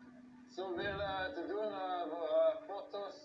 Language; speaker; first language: Dutch; non-native, local second language; French